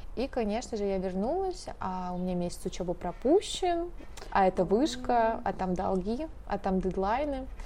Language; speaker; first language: Russian; native; Russian